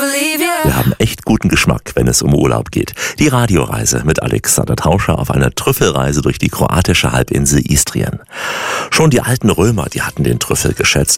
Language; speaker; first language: German; native; German